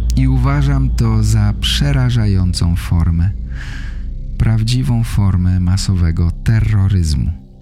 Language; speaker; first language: Polish; native; Polish